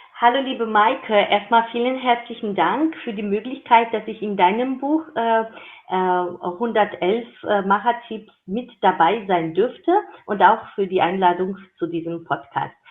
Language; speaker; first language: German; non-native, fluent; Georgian